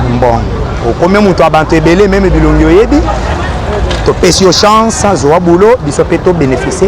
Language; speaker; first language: Lingala; native; Lingala